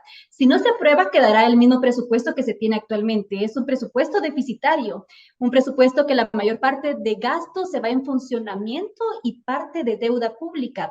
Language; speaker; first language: Spanish; native; Spanish